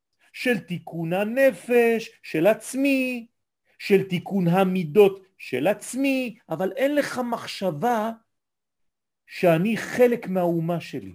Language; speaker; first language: Hebrew; non-native, fluent; French